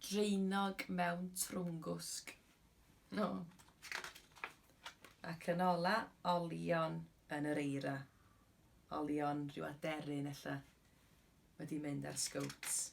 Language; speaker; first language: Welsh; native; Welsh